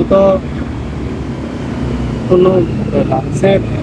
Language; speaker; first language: Filipino; non-native, learner; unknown